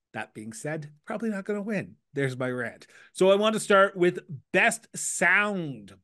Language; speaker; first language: English; native; English